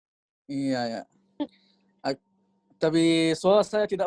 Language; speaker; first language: Indonesian; non-native, learner; Arabic